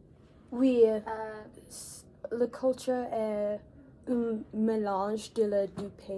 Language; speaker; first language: French; non-native, learner; English